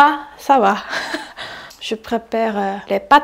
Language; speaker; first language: French; non-native, learner; Korean